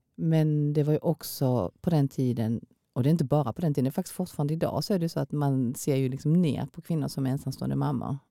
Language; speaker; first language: Swedish; early bilingual, other home language; Korean